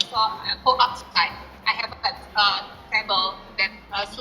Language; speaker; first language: English; non-native, learner; Indonesian